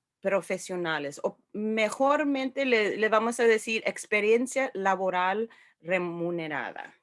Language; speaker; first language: Spanish; early bilingual, heritage; Spanish